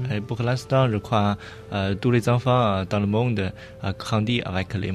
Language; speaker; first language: French; non-native, learner; Chinese